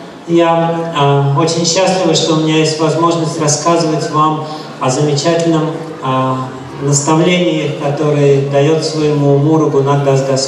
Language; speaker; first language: Russian; native; Russian